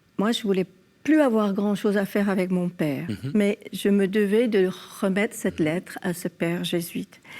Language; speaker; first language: French; early bilingual, other home language; English